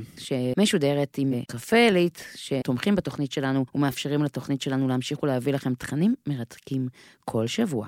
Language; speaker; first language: Hebrew; native; Hebrew